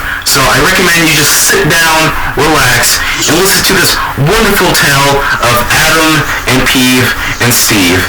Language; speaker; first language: English; native; English